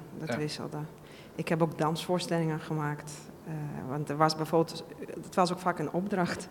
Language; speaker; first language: Dutch; non-native, fluent; Russian